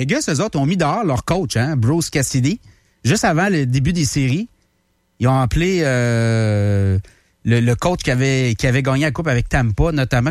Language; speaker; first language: French; native; French